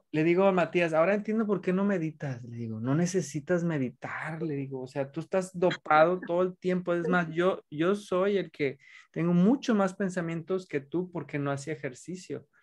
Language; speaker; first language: Spanish; native; Spanish